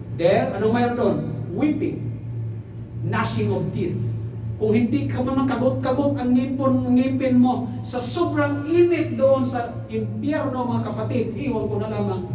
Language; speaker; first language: Filipino; non-native, local second language; Cebuano